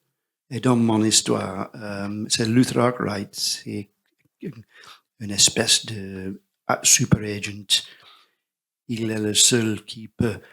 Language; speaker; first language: French; non-native, learner; English